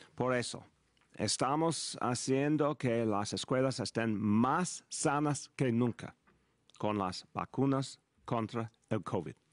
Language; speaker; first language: Spanish; non-native, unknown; English